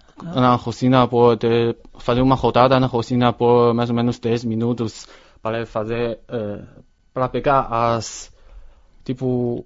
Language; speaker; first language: Portuguese; non-native, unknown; Chinese